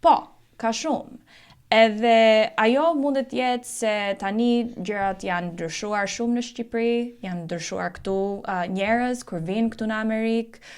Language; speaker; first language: Albanian; early bilingual, heritage; Albanian